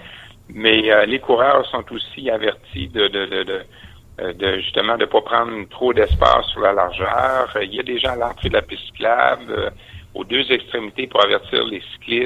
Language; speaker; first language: French; native; French